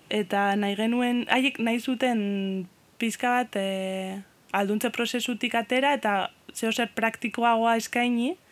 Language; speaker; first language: Basque; non-native, fluent; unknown